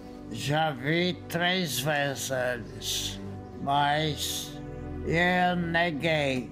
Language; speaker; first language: Portuguese; non-native, fluent; Polish